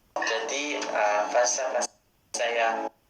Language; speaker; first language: Indonesian; non-native, learner; English